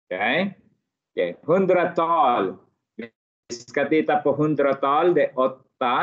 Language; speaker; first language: Swedish; non-native, fluent; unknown